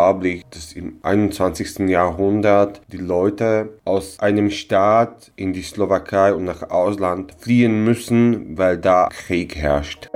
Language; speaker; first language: German; non-native, local second language; Slovak